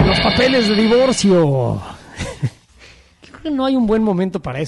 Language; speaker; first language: Spanish; native; Spanish